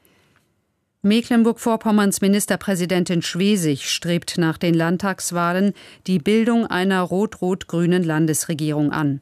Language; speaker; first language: German; native; German